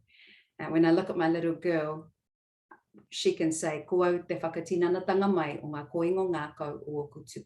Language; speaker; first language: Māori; non-native, local second language; English